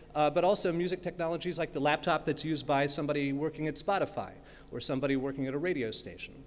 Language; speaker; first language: English; native; English